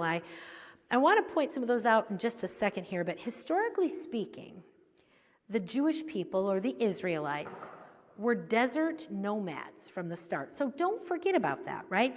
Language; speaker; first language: English; native; English